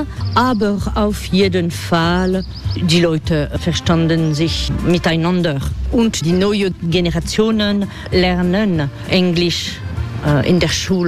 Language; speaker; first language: German; non-native, fluent; French